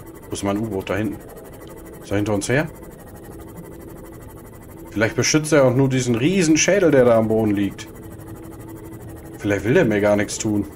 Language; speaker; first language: German; native; German